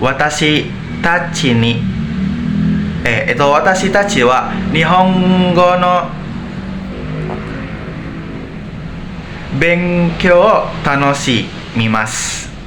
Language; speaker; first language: Japanese; non-native, learner; Indonesian